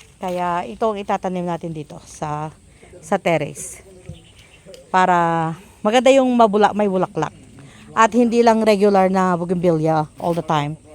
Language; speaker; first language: Filipino; non-native, local second language; Pangasinan